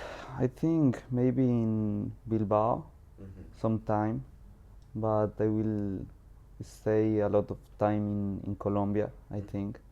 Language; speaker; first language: English; non-native, learner; Spanish